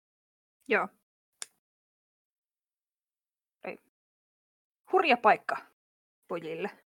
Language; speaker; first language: Finnish; native; Finnish